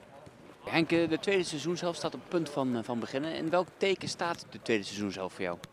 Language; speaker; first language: Dutch; native; Dutch